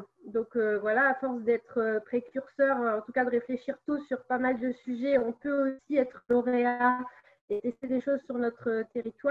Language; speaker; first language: French; native; French